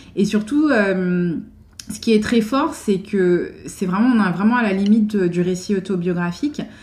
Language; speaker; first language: French; native; French